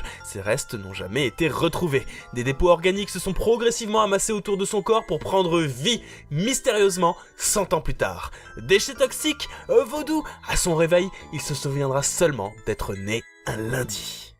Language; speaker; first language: French; native; French